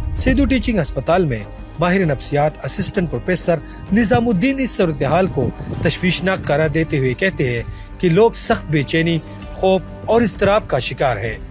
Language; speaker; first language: Urdu; non-native, local second language; Pashto